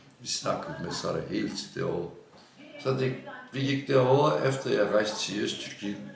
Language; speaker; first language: Danish; non-native, fluent; Turkish